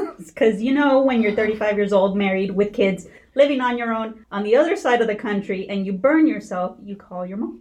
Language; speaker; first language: English; early bilingual, other home language; Spanish